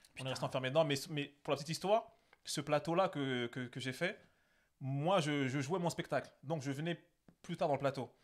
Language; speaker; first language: French; native; French